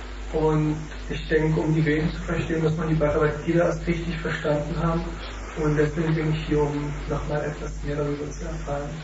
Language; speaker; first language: German; native; German